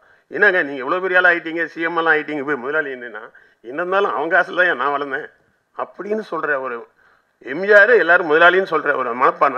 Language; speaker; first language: Tamil; native; Tamil